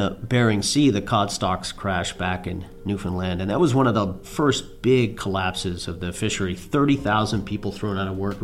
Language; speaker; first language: English; native; English